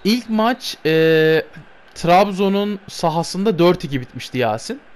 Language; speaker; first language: Turkish; native; Turkish